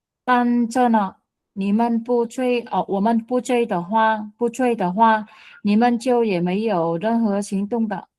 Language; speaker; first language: Chinese; non-native, learner; Vietnamese